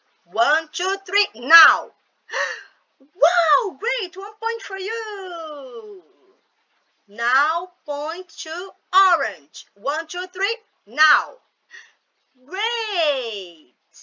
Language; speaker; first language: English; non-native, fluent; Portuguese